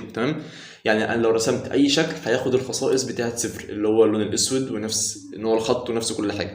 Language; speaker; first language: Arabic; native; Arabic